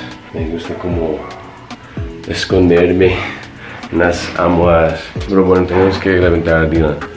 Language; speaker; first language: Spanish; non-native, fluent; English